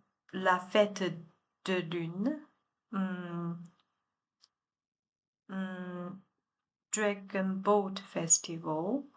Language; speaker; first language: French; non-native, learner; Chinese